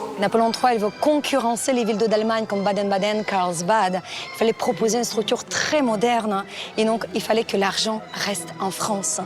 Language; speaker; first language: French; non-native, fluent; Ukrainian